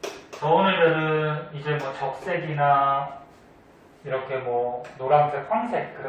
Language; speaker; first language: Korean; native; Korean